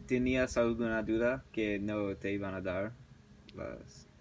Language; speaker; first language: Spanish; early bilingual, heritage; English